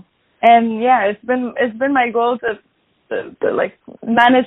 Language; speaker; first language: English; non-native, fluent; French